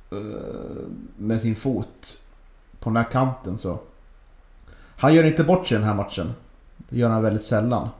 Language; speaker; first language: Swedish; native; Swedish